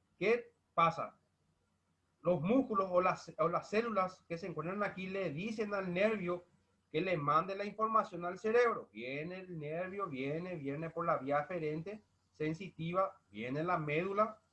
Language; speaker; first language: Spanish; native; Spanish